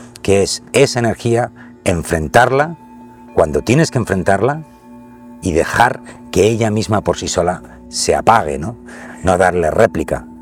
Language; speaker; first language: Spanish; native; Spanish